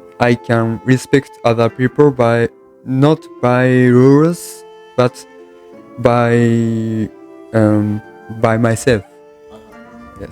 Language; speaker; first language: English; non-native, learner; Japanese